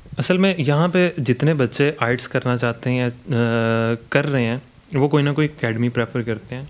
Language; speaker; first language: Urdu; non-native, local second language; Punjabi